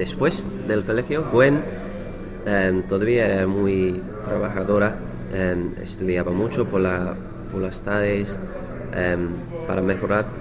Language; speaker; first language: Spanish; non-native, learner; English